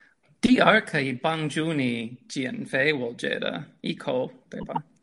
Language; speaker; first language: Chinese; non-native, fluent; English